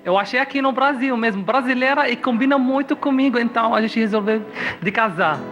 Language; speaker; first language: Portuguese; non-native, fluent; Arabic